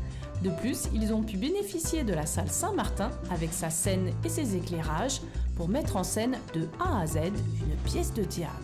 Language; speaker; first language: French; native; French